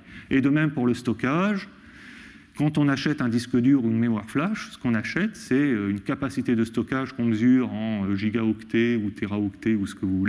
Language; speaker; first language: French; native; French